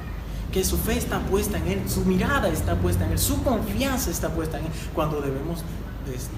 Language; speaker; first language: Spanish; native; Spanish